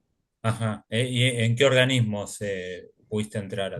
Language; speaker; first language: Spanish; native; Spanish